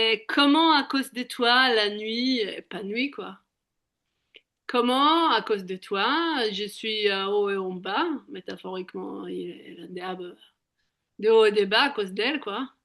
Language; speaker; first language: French; native; French